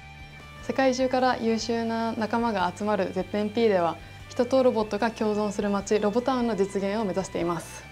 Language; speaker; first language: Japanese; native; Japanese